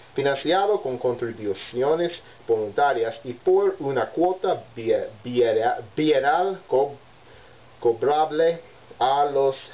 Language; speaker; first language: Spanish; non-native, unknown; English